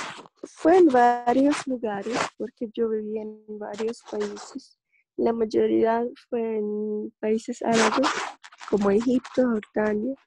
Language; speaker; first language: Spanish; non-native, learner; Russian